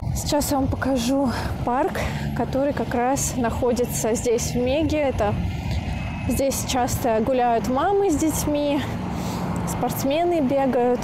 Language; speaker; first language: Russian; native; Russian